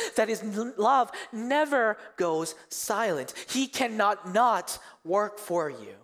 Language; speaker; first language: English; early bilingual, other home language; Korean